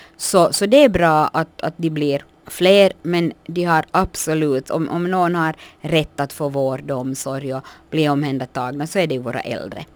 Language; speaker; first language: Swedish; native; Swedish